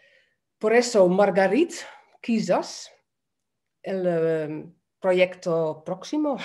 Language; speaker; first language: Spanish; non-native, fluent; Dutch